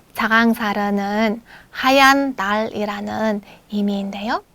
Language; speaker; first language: Korean; non-native, fluent; Mongolian